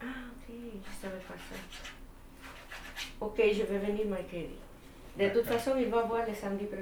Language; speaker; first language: French; non-native, fluent; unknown